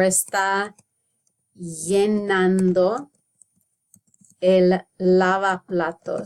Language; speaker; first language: Spanish; non-native, fluent; English